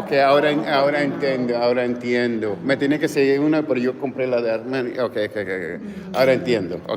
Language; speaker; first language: Spanish; early bilingual, heritage; English